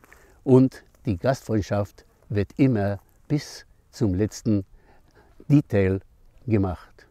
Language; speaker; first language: German; non-native, fluent; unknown